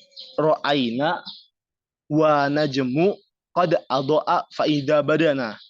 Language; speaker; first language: Arabic; non-native, learner; Indonesian